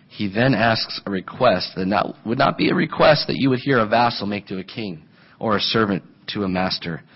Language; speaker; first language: English; native; English